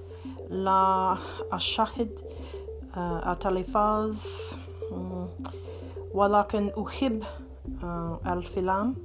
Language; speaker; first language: Arabic; non-native, learner; English